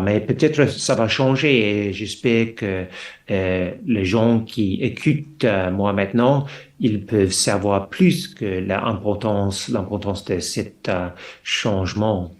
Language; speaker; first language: French; non-native, fluent; English